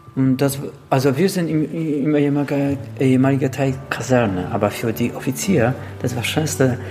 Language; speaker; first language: German; non-native, learner; Polish